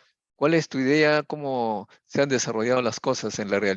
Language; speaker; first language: Spanish; native; Spanish